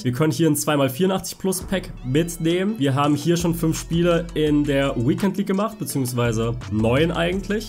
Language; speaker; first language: German; native; German